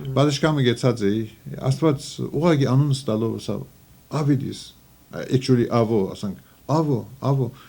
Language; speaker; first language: Armenian; early bilingual, heritage; Armenian